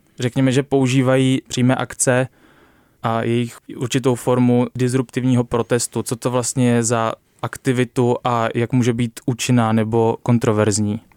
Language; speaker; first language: Czech; native; Czech